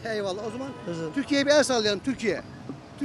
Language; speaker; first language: Turkish; native; Turkish